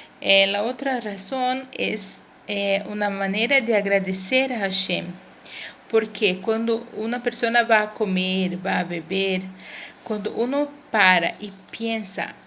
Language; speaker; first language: Spanish; non-native, fluent; Portuguese